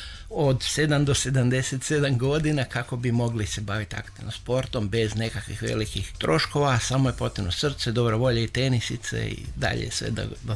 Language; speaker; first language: Serbian; native; Serbian